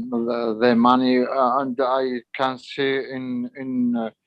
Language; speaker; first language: English; non-native, learner; Arabic